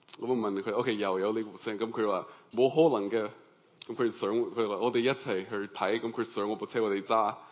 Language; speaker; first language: Cantonese; early bilingual, heritage; Cantonese